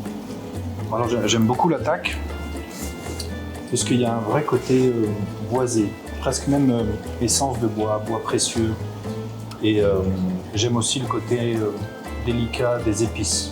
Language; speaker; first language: French; native; French